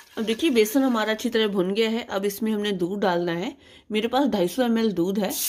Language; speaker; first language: Hindi; non-native, local second language; Punjabi